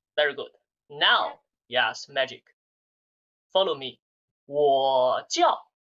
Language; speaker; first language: English; non-native, learner; Chinese